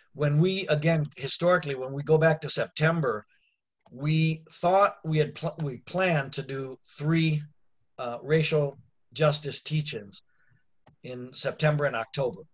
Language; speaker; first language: English; native; English